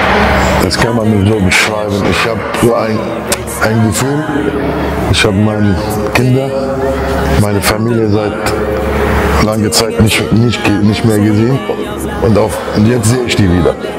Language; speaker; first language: German; non-native, fluent; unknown